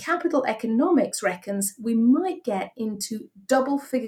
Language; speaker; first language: English; native; English